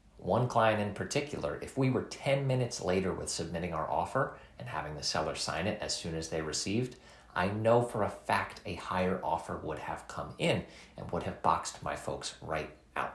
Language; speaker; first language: English; native; English